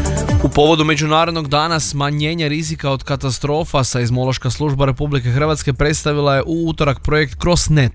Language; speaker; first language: Croatian; native; Croatian